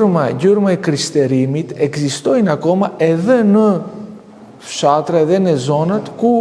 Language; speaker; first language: Albanian; non-native, fluent; Greek